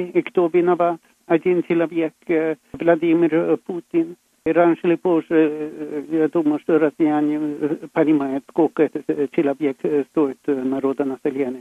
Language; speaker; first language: Russian; non-native, fluent; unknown